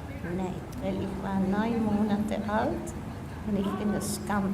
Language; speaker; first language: German; early bilingual, heritage; German